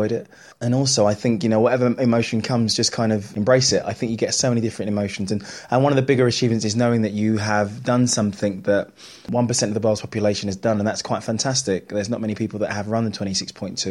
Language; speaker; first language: English; native; English